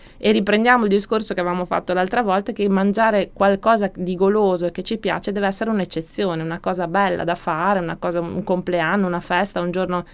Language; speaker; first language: Italian; native; Italian